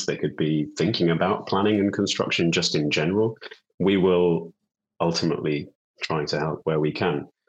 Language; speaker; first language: English; native; English